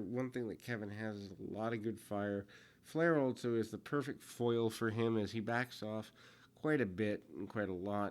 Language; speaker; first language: English; native; English